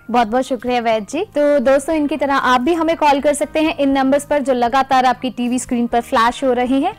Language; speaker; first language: Hindi; native; Hindi